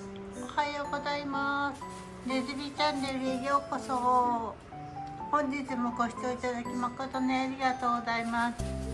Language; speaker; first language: Japanese; native; Japanese